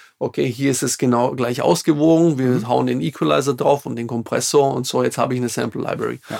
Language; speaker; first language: German; non-native, fluent; Slovak